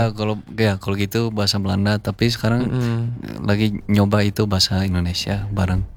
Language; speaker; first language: Indonesian; early bilingual, heritage; Indonesian